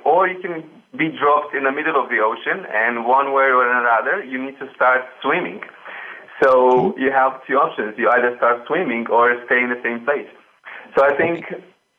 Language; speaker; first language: English; non-native, fluent; Romanian